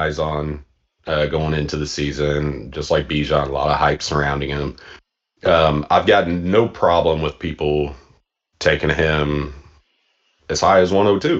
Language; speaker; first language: English; native; English